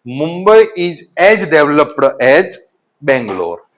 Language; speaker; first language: English; non-native, local second language; Gujarati